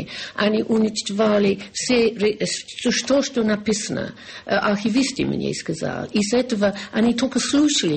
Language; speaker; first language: Russian; non-native, learner; English